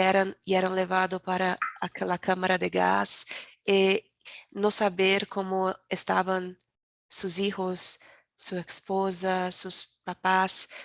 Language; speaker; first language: Spanish; non-native, learner; Portuguese